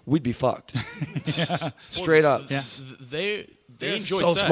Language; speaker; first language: English; native; English